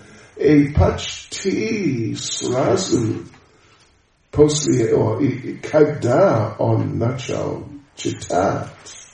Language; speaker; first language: Russian; non-native, learner; English